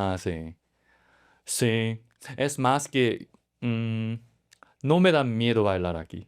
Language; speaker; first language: Spanish; non-native, learner; Korean